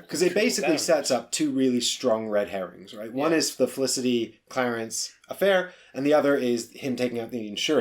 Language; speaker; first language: English; native; English